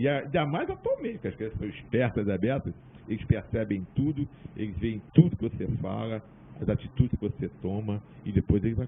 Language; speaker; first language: Portuguese; native; Portuguese